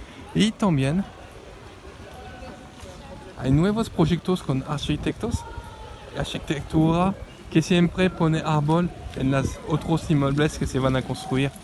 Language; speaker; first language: Spanish; non-native, fluent; French